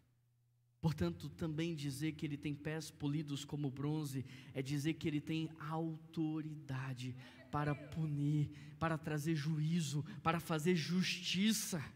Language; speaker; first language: Portuguese; native; Portuguese